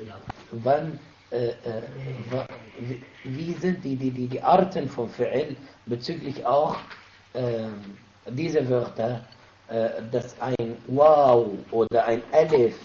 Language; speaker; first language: German; non-native, fluent; Arabic